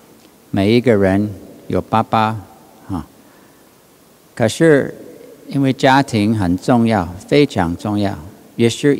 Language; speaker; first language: Chinese; non-native, learner; English